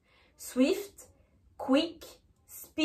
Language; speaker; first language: English; non-native, fluent; French